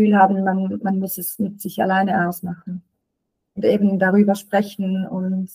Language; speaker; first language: German; native; German